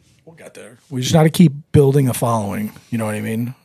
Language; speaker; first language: English; native; English